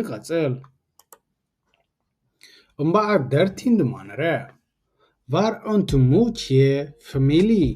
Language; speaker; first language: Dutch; non-native, fluent; Tigrinya